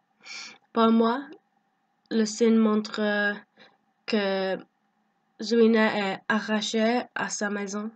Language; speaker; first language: French; non-native, learner; English